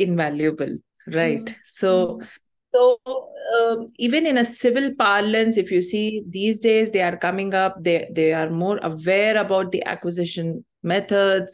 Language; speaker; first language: English; non-native, local second language; Tamil